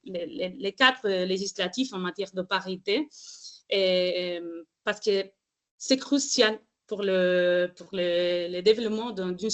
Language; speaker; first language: French; non-native, fluent; Spanish